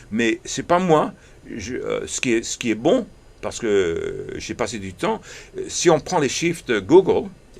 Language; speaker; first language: French; early bilingual, heritage; English